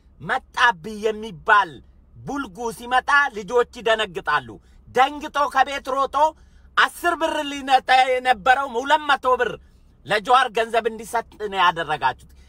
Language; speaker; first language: Amharic; native; Amharic